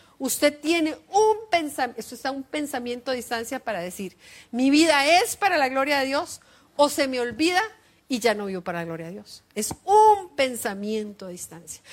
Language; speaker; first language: Spanish; native; Spanish